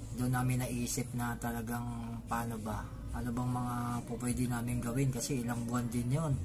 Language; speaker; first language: Filipino; native; Filipino